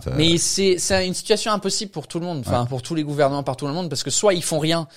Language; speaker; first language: French; non-native, fluent; English